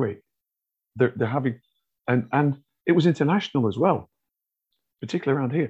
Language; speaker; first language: English; native; English